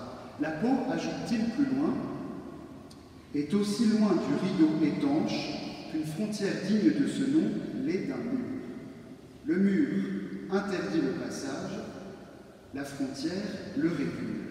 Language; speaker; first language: French; native; French